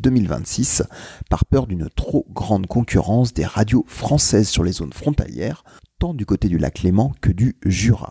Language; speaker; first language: French; native; French